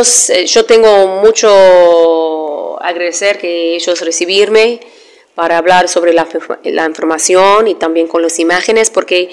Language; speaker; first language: Spanish; non-native, fluent; Arabic